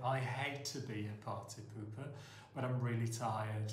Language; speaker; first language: English; non-native, fluent; Italian